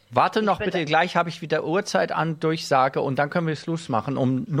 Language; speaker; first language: German; native; German